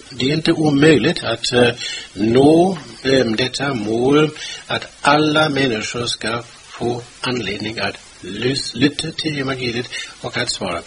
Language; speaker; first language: Swedish; non-native, fluent; German